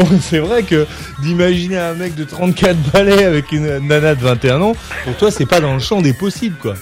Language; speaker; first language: French; native; French